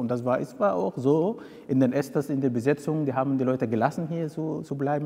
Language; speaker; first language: German; non-native, fluent; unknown